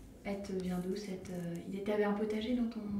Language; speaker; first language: French; native; French